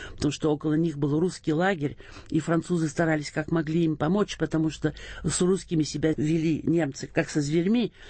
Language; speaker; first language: Russian; early bilingual, heritage; Russian